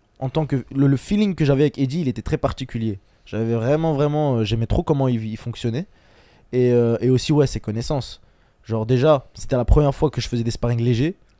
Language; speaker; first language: French; early bilingual, other home language; Chechen